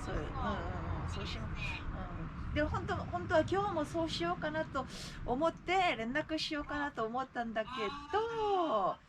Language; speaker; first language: Japanese; non-native, fluent; Korean